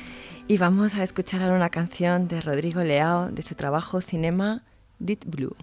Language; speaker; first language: Spanish; native; Spanish